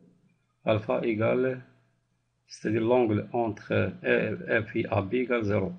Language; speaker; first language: French; non-native, local second language; Arabic